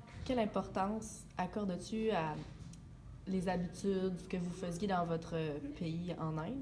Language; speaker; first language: French; native; French